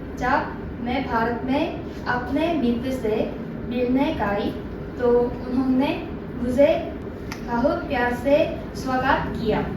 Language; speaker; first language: Hindi; non-native, learner; Korean